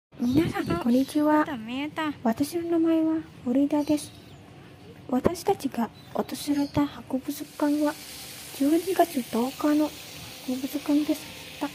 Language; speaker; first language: Japanese; non-native, learner; Indonesian